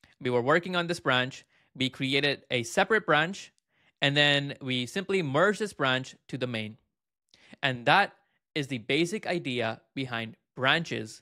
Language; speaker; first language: English; native; English